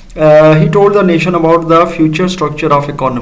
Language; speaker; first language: English; non-native, local second language; Urdu